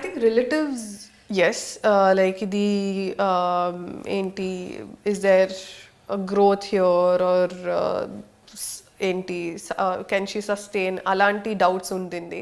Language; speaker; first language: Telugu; non-native, local second language; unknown